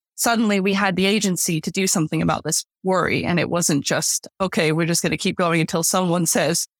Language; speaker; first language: English; native; English